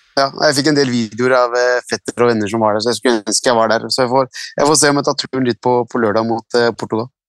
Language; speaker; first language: Norwegian; early bilingual, other home language; Arabic